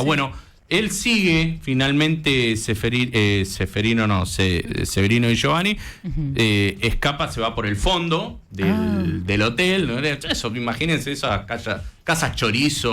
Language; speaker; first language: Spanish; native; Spanish